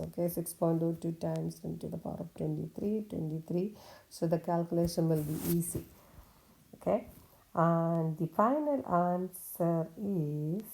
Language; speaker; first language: English; non-native, local second language; Malayalam